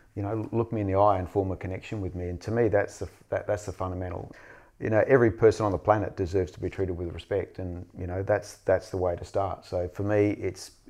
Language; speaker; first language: English; native; English